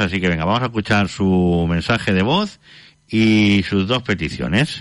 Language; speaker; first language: Spanish; native; Spanish